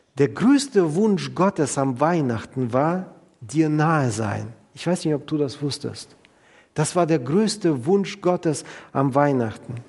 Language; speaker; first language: German; non-native, fluent; Russian